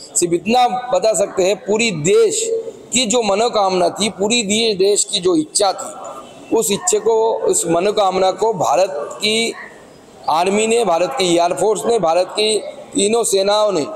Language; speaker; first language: Hindi; non-native, local second language; Bangla